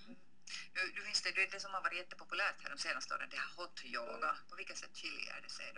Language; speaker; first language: Swedish; native; Swedish